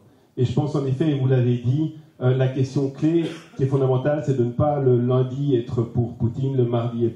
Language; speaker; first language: French; native; French